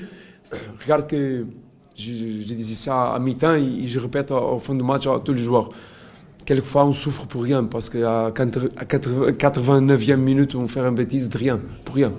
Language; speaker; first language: French; non-native, learner; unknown